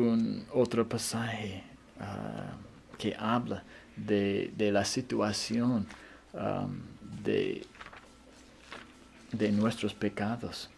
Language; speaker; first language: Spanish; non-native, fluent; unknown